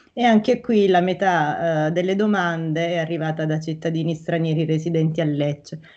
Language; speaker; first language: Italian; native; Italian